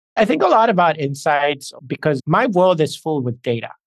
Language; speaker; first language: English; early bilingual, other home language; Spanish